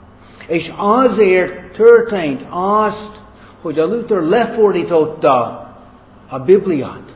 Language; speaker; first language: Hungarian; non-native, fluent; German